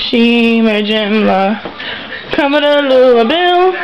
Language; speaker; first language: Romanian; early bilingual, heritage; Romanian